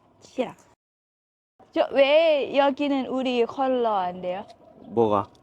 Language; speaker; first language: Korean; non-native, learner; Thai